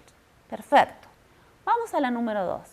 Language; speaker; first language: Spanish; native; Spanish